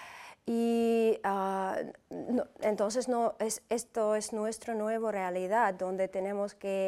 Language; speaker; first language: Spanish; non-native, fluent; Uzbek